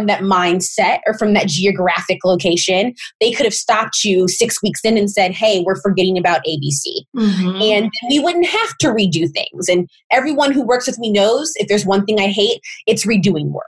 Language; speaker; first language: English; native; English